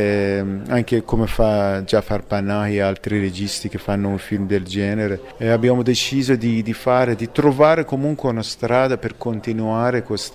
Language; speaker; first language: Italian; non-native, fluent; Persian